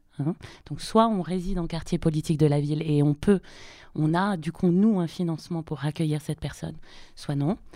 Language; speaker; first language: French; native; French